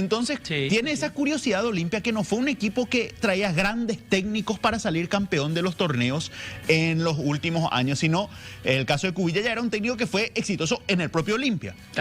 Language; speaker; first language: Spanish; native; Spanish